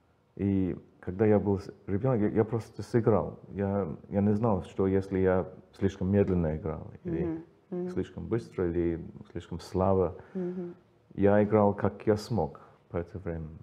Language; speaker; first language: Russian; non-native, learner; English